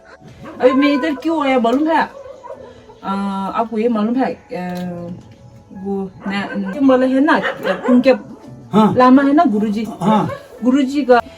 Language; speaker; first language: Hindi; non-native, local second language; Tibetan